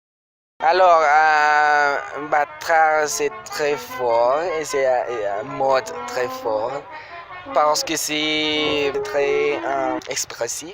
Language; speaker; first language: French; non-native, learner; Spanish